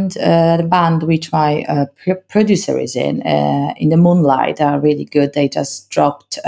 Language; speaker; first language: English; non-native, fluent; Polish